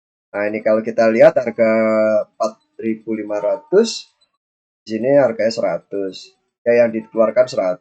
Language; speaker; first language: Indonesian; native; Indonesian